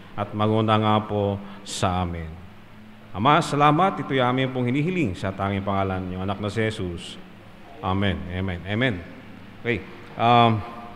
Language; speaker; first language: Filipino; non-native, local second language; Iloko